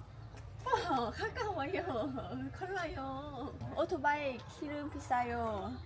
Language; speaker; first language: Korean; non-native, learner; Lao